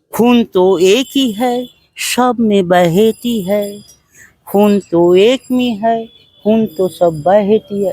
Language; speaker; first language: Hindi; non-native, local second language; Bangla